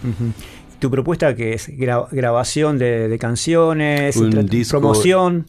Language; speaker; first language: Spanish; native; Spanish